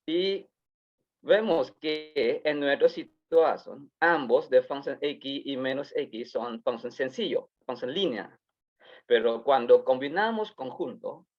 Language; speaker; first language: Spanish; non-native, learner; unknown